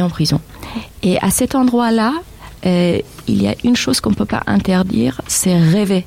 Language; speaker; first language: French; non-native, fluent; Persian